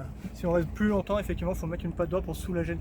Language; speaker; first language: French; native; French